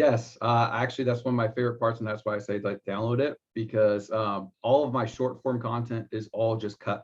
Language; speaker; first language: English; native; English